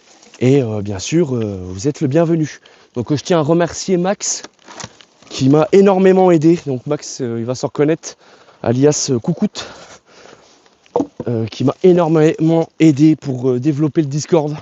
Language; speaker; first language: French; native; French